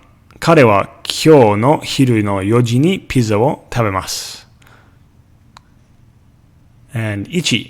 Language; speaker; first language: Japanese; non-native, fluent; English